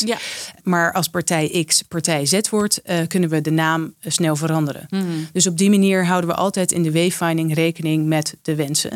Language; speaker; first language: Dutch; native; Dutch